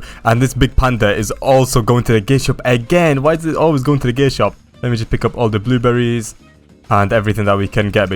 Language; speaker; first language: English; native; English